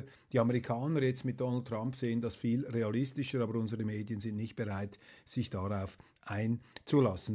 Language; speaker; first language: German; native; German